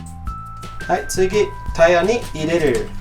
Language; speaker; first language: Japanese; non-native, learner; English